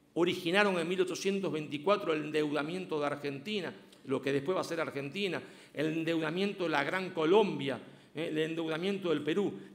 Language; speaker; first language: Spanish; native; Spanish